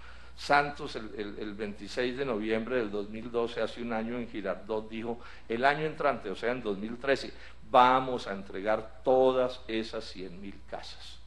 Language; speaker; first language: Spanish; native; Spanish